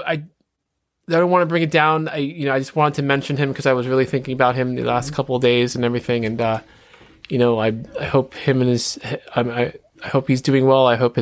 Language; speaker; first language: English; native; English